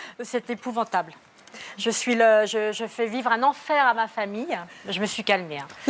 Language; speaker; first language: French; native; French